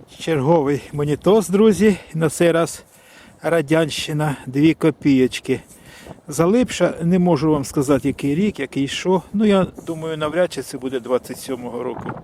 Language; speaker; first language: Ukrainian; non-native, local second language; Russian